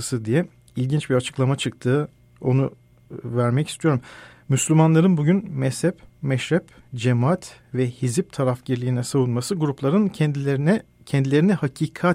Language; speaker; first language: Turkish; native; Turkish